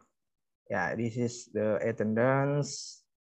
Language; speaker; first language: English; non-native, learner; Indonesian